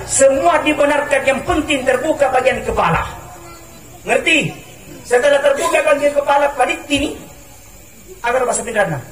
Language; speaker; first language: Indonesian; non-native, local second language; Buginese